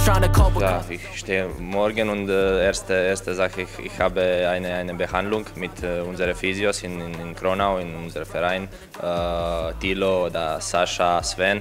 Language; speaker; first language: German; non-native, learner; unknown